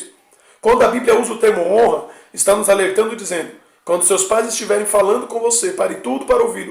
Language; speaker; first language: Portuguese; native; Portuguese